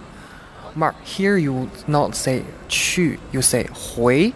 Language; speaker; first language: English; non-native, fluent; Chinese